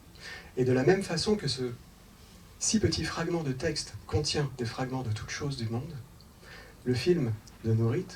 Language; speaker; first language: French; native; French